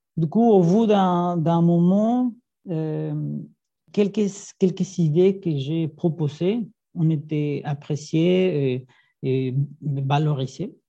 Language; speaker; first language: French; non-native, fluent; Spanish